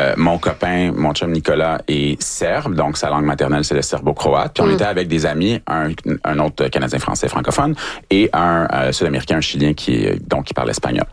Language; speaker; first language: French; native; French